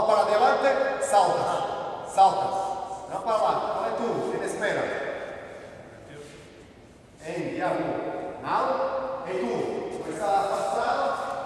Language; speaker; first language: Spanish; non-native, learner; Portuguese